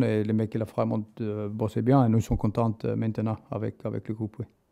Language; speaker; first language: French; non-native, learner; English